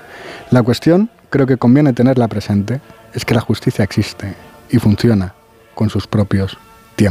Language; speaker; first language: Spanish; native; Spanish